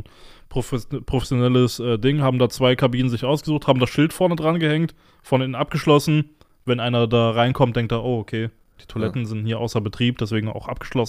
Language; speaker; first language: German; native; German